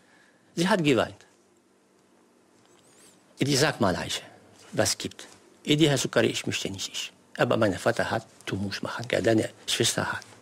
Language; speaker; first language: German; non-native, learner; Arabic